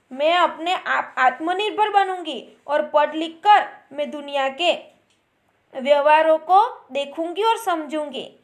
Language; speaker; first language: Hindi; non-native, local second language; Gujarati